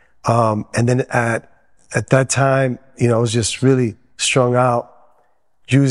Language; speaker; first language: English; non-native, local second language; Spanish